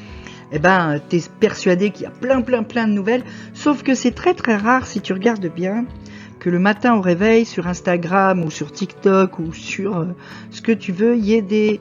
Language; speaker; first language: French; native; French